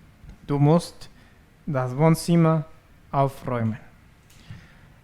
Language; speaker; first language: German; non-native, fluent; Spanish